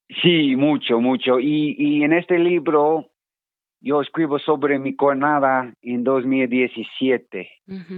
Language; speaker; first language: Spanish; non-native, learner; English